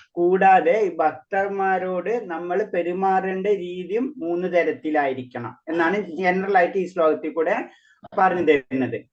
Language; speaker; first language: Malayalam; native; Malayalam